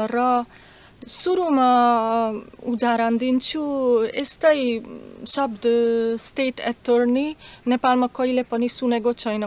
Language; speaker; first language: Nepali; non-native, fluent; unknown